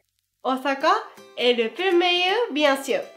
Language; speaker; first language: French; non-native, fluent; Japanese